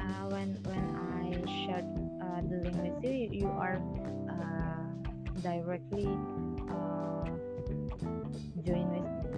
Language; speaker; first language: English; non-native, learner; Indonesian